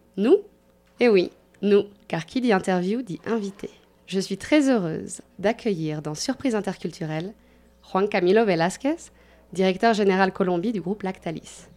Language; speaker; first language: French; native; French